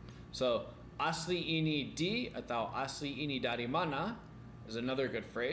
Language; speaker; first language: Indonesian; non-native, learner; English